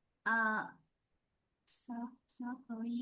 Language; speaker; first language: English; non-native, learner; Vietnamese